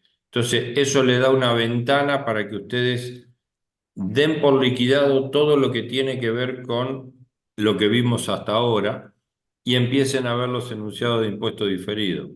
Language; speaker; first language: Spanish; native; Spanish